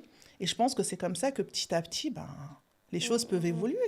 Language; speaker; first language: French; native; French